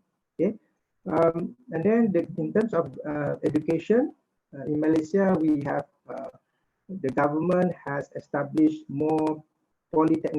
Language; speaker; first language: English; non-native, fluent; Malay